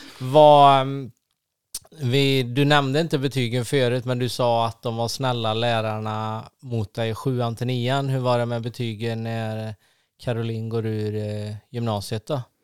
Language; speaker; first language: Swedish; native; Swedish